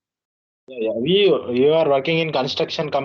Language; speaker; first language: English; non-native, learner; Telugu